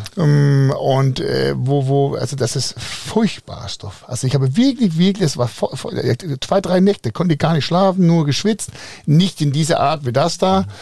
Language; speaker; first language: German; non-native, fluent; Danish